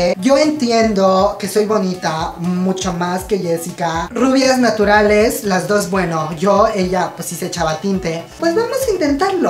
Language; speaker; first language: Spanish; native; Spanish